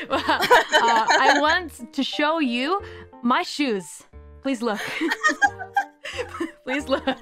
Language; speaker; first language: English; non-native, learner; Japanese